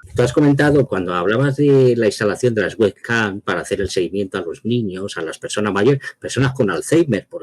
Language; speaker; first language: Spanish; native; Spanish